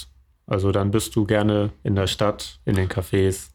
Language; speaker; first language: German; native; German